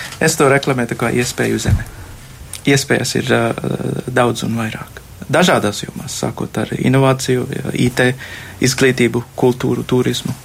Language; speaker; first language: Latvian; non-native, fluent; Sinhala